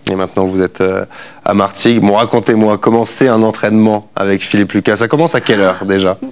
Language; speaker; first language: French; native; French